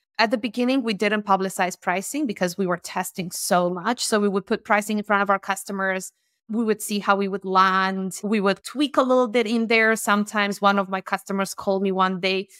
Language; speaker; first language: English; non-native, fluent; Romanian